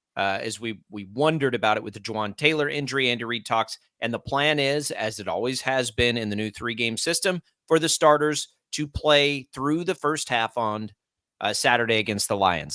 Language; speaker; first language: English; native; English